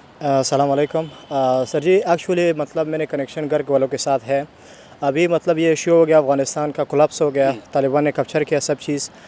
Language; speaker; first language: Hindi; non-native, fluent; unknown